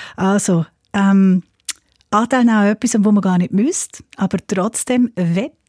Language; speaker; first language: German; non-native, fluent; English